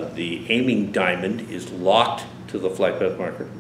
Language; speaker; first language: English; native; English